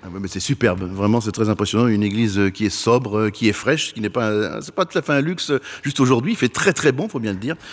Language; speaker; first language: French; native; French